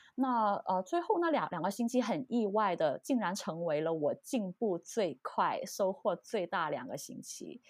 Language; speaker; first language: Chinese; non-native, local second language; Cantonese